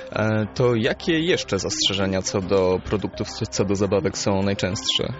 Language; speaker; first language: Polish; native; Polish